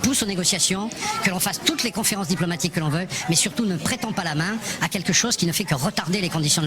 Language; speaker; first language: French; native; French